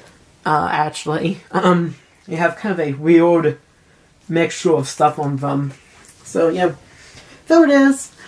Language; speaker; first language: English; native; English